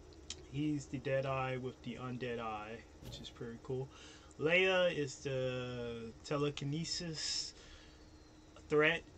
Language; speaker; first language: English; native; English